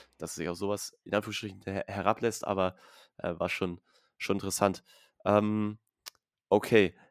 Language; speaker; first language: German; native; German